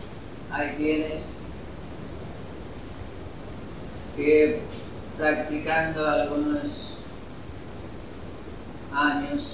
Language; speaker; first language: Spanish; non-native, fluent; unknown